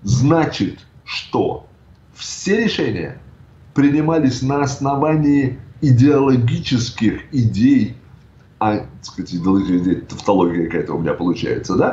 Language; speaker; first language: Russian; native; Russian